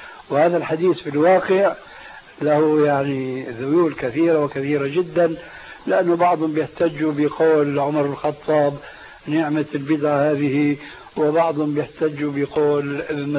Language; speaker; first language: Arabic; early bilingual, other home language; Albanian